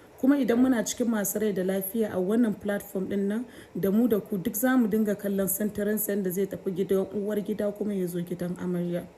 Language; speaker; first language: Hausa; non-native, local second language; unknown